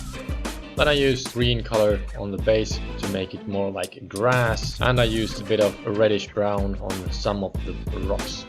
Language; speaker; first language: English; non-native, fluent; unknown